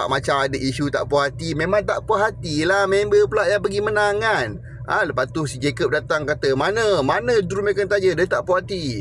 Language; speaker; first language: Malay; native; Malay